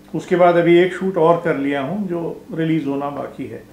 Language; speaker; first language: Hindi; native; Hindi